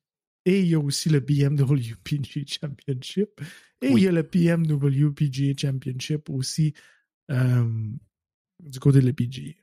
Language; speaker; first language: French; native; French